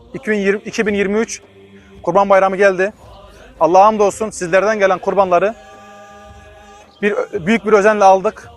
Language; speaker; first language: Turkish; non-native, fluent; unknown